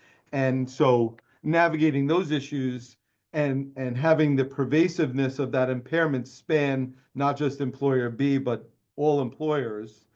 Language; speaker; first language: English; native; English